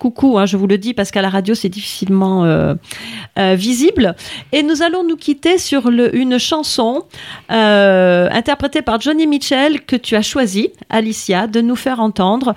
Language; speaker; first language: French; native; French